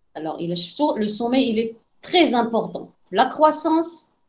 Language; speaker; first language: French; non-native, local second language; Arabic